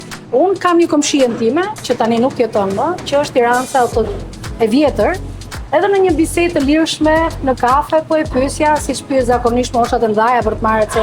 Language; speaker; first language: Albanian; native; Albanian